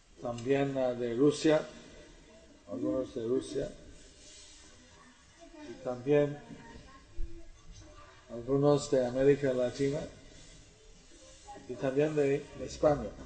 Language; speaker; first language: Spanish; non-native, learner; English